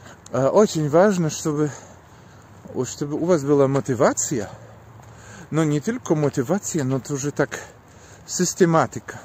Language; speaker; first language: Russian; non-native, learner; Polish